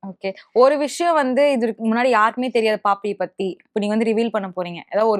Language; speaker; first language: Tamil; native; Tamil